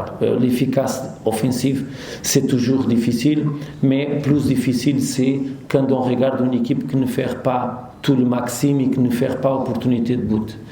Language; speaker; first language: French; non-native, learner; Portuguese